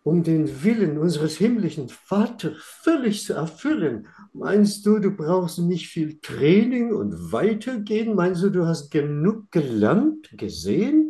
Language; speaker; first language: German; non-native, fluent; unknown